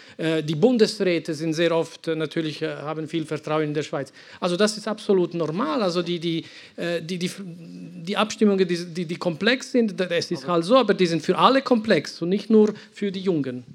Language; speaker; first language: German; non-native, local second language; Italian